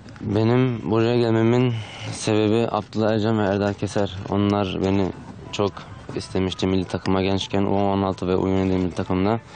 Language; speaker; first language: Turkish; early bilingual, heritage; Turkish